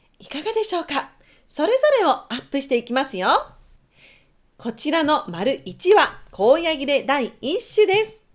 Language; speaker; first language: Japanese; native; Japanese